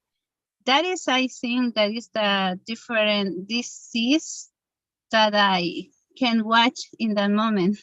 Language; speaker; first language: English; non-native, learner; Spanish